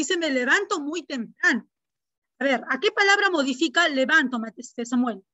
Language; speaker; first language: Spanish; native; Spanish